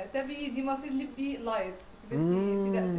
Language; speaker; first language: Indonesian; non-native, learner; Arabic